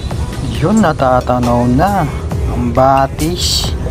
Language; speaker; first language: Filipino; native; Filipino